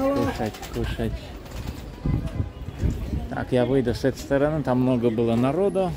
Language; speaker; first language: Russian; non-native, fluent; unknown